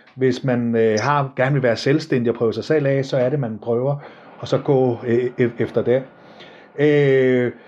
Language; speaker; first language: Danish; native; Danish